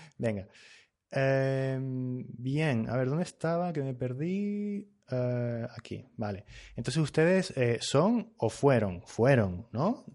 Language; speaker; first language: Spanish; native; Spanish